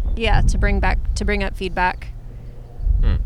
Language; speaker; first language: English; native; English